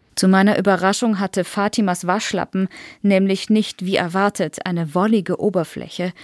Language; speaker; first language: German; native; German